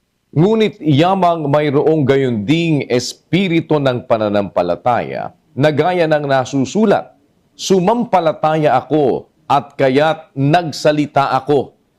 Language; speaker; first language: Filipino; native; Filipino